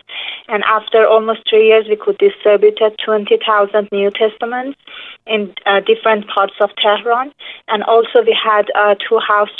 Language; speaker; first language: English; non-native, fluent; Persian